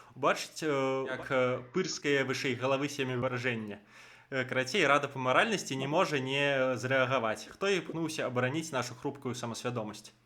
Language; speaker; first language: Belarusian; non-native, local second language; Russian